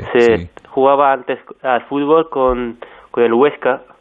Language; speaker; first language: Spanish; native; Spanish